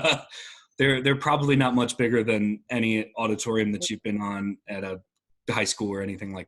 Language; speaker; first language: English; native; English